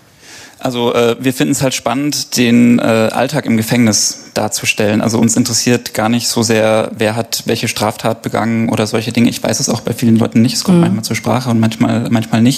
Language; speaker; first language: German; native; German